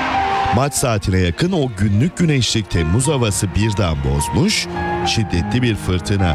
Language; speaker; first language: Turkish; native; Turkish